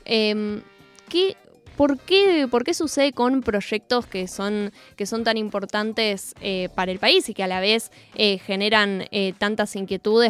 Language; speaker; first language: Spanish; native; Spanish